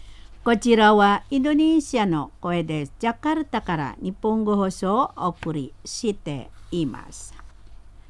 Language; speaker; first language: Japanese; non-native, fluent; Indonesian